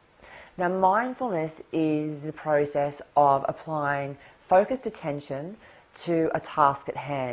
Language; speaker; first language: English; native; English